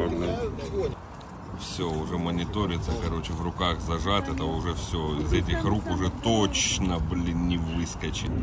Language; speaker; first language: Russian; native; Russian